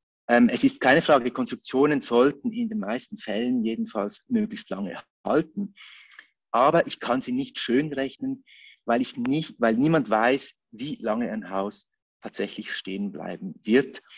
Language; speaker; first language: German; native; German